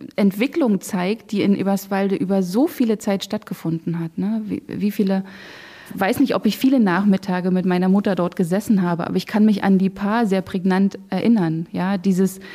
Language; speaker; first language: German; native; German